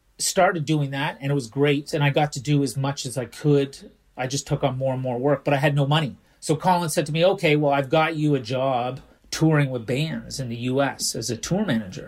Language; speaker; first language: English; native; English